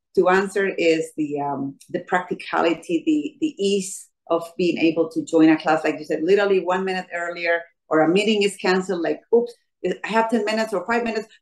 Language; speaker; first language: English; non-native, fluent; Spanish